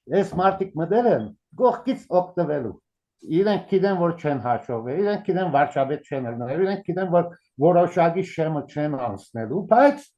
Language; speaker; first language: Armenian; early bilingual, heritage; Armenian